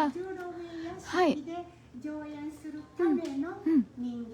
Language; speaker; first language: Japanese; native; Japanese